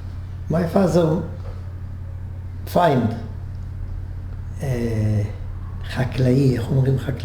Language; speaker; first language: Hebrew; non-native, fluent; French